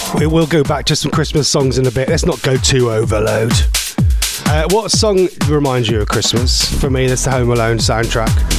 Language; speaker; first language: English; native; English